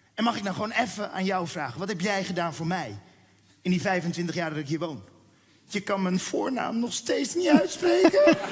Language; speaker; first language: Dutch; early bilingual, other home language; Spanish